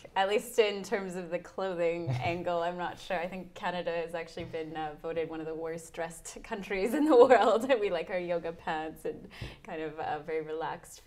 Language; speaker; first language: English; native; English